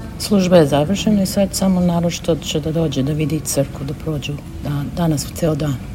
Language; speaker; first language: Serbian; early bilingual, heritage; Serbian